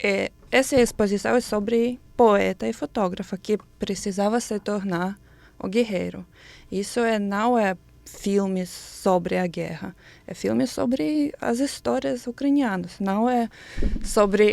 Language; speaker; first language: Portuguese; non-native, learner; Ukrainian